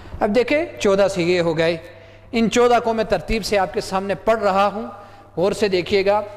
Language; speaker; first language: Urdu; non-native, local second language; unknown